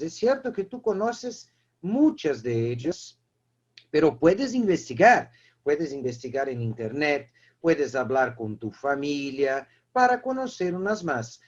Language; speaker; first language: Spanish; non-native, fluent; Portuguese